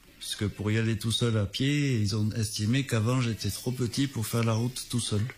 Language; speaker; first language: French; native; French